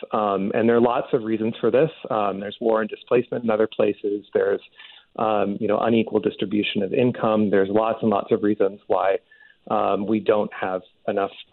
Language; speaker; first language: English; native; English